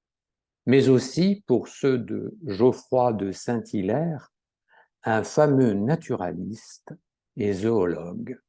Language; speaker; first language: French; native; French